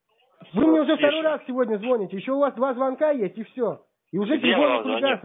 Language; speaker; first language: Russian; native; Russian